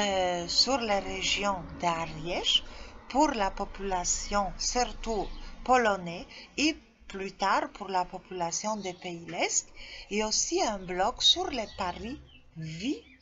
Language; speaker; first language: French; non-native, fluent; Polish